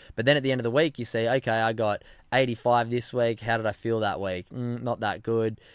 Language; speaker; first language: English; native; English